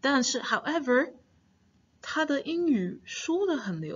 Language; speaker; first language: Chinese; non-native, fluent; English